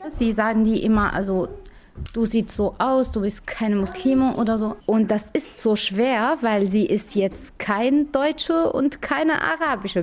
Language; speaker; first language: German; non-native, learner; Arabic